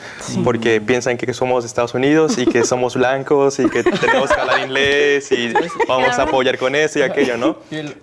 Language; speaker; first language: Spanish; native; Spanish